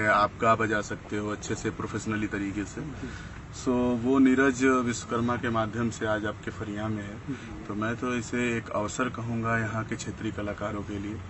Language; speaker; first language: Hindi; native; Hindi